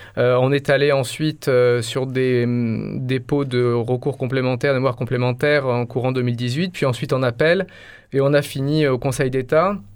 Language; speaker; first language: French; native; French